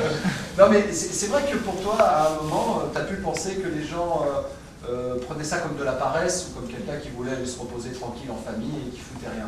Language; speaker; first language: French; native; French